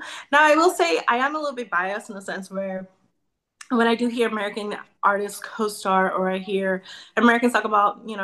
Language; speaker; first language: English; native; English